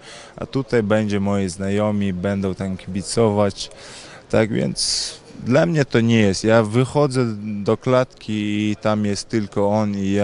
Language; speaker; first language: Polish; non-native, fluent; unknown